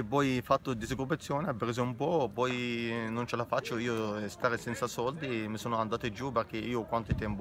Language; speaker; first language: Italian; non-native, learner; Arabic